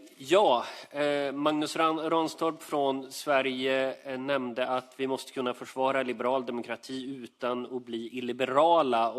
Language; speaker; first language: Swedish; native; Swedish